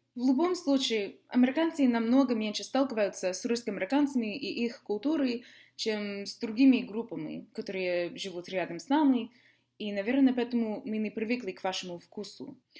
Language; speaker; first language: Russian; non-native, learner; English